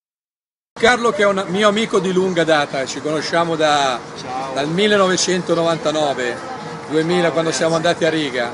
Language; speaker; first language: Italian; native; Italian